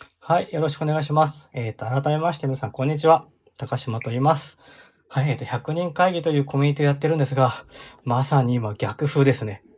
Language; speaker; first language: Japanese; native; Japanese